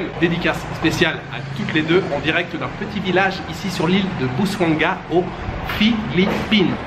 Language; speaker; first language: French; native; French